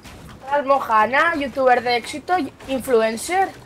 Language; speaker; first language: Spanish; native; Spanish